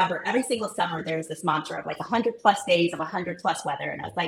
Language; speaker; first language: English; early bilingual, other home language; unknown